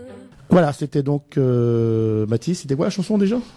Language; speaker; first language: French; native; French